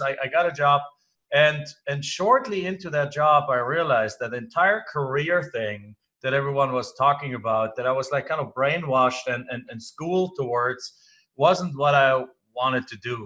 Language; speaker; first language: English; non-native, fluent; German